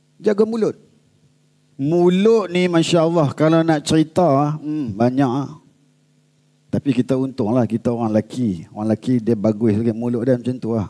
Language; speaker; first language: Malay; native; Malay